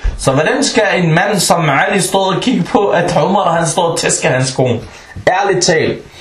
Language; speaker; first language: Danish; early bilingual, other home language; Arabic